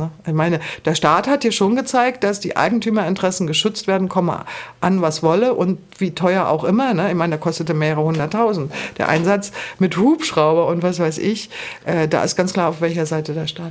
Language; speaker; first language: German; native; German